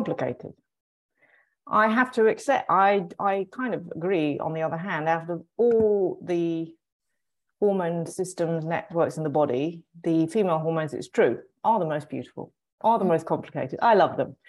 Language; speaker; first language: English; native; English